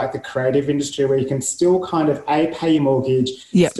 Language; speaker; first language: English; native; English